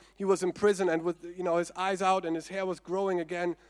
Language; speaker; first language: English; non-native, fluent; German